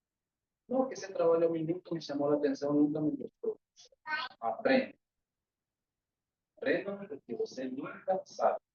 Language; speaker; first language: Portuguese; non-native, learner; Spanish